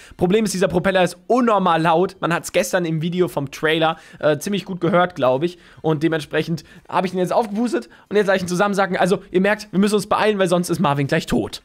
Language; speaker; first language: German; native; German